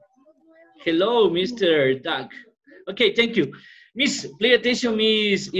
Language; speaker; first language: English; non-native, learner; Spanish